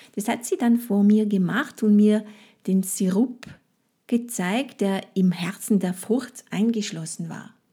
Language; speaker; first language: German; non-native, fluent; French